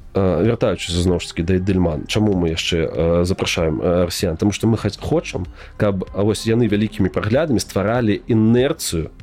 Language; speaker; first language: Belarusian; native; Belarusian